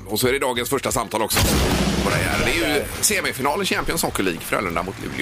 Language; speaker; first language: Swedish; native; Swedish